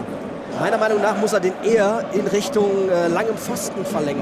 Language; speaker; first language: German; native; German